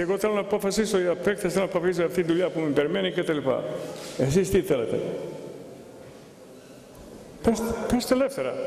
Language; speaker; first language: Greek; non-native, fluent; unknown